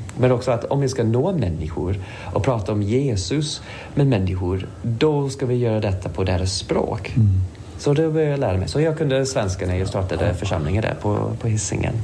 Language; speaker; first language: Swedish; non-native, fluent; English